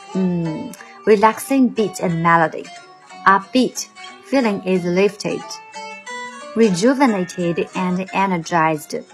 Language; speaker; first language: English; non-native, fluent; Chinese